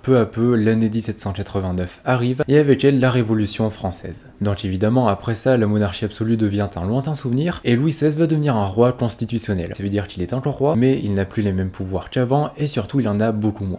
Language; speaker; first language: French; native; French